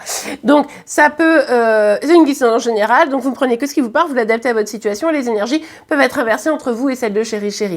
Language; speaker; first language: French; native; French